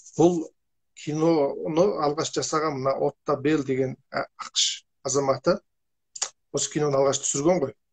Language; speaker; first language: Kazakh; native; Kazakh